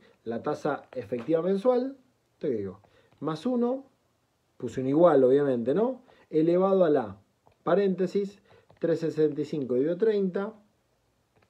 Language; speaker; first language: Spanish; native; Spanish